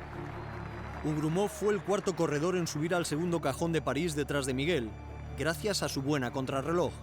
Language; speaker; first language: Spanish; native; Spanish